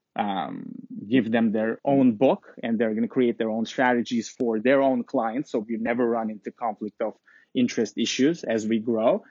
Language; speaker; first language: English; non-native, fluent; Turkish